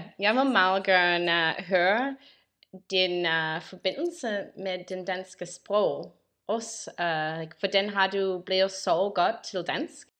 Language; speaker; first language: Danish; non-native, learner; English